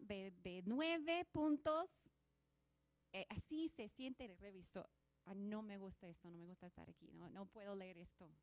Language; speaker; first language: Spanish; non-native, fluent; English